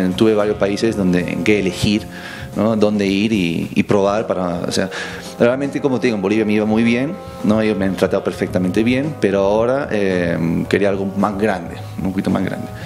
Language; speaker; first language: Spanish; early bilingual, other home language; English